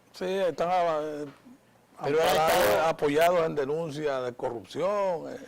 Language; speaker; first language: Spanish; native; Spanish